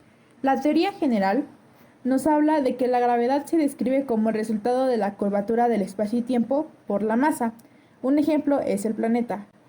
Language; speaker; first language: Spanish; native; Spanish